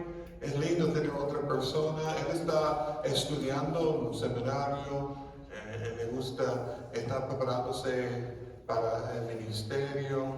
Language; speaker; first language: Spanish; non-native, fluent; English